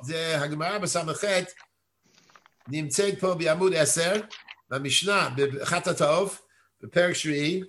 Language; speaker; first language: Hebrew; non-native, fluent; English